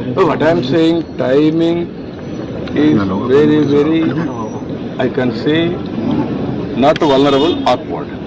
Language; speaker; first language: English; non-native, local second language; Telugu